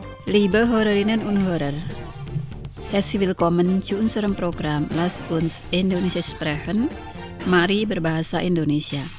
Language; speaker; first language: German; non-native, fluent; Indonesian